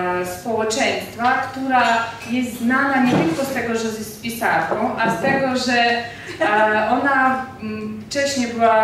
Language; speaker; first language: Polish; non-native, fluent; Georgian